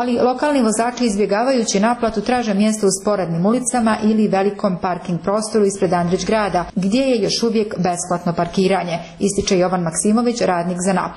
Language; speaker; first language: Croatian; native; Croatian